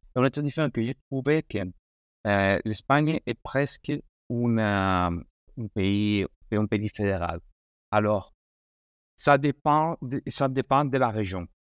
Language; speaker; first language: French; non-native, learner; Spanish